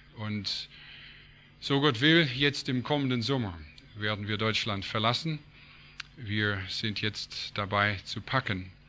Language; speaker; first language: German; non-native, fluent; English